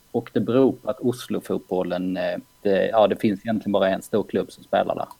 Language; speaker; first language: Swedish; native; Swedish